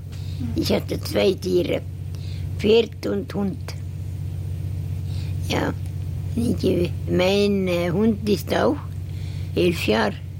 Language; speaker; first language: German; non-native, learner; Estonian